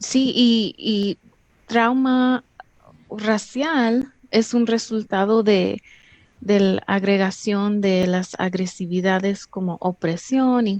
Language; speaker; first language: Spanish; early bilingual, heritage; English